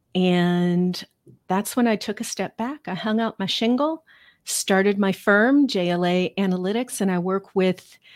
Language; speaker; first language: English; native; English